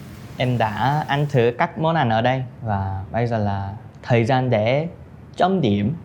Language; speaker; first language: Vietnamese; non-native, learner; Korean